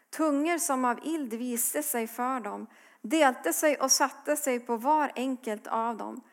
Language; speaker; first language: Swedish; native; Swedish